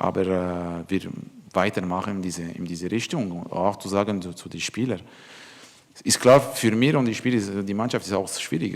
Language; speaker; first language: German; non-native, learner; French